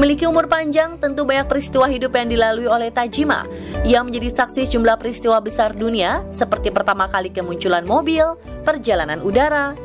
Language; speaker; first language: Indonesian; native; Indonesian